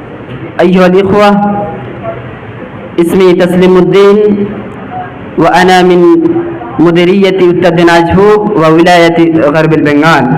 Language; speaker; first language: Arabic; non-native, learner; Bangla